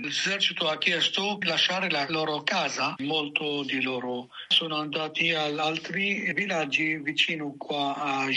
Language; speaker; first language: Italian; non-native, learner; Arabic